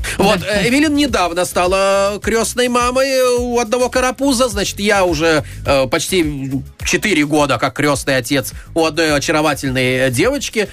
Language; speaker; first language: Russian; native; Russian